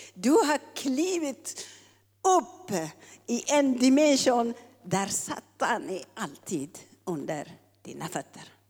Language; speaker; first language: Swedish; non-native, fluent; Tigrinya